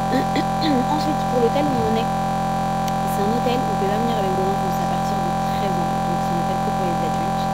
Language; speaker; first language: French; native; French